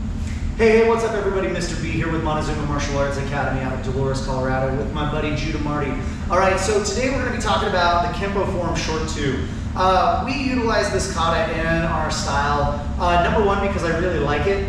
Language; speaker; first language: English; native; English